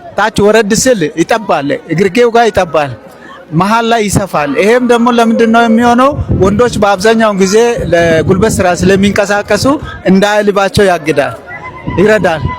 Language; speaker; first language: Amharic; non-native, local second language; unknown